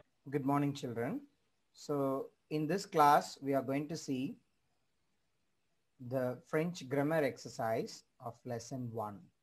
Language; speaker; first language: English; non-native, local second language; Tamil